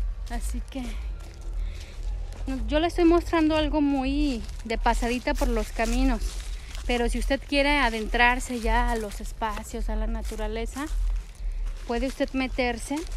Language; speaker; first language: Spanish; native; Spanish